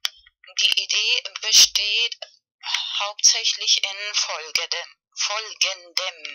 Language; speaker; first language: German; non-native, fluent; Spanish